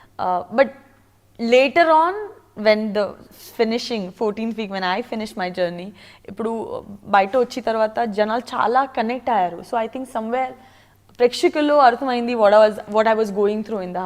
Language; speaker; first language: Telugu; non-native, learner; Gujarati